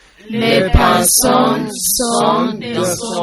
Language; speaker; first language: French; non-native, learner; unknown